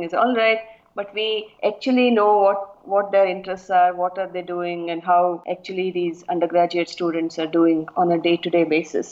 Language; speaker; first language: English; non-native, local second language; Kannada